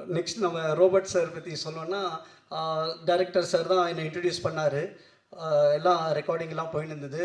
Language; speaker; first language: Tamil; non-native, local second language; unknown